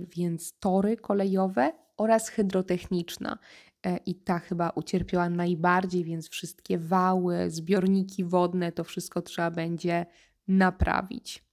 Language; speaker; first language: Polish; native; Polish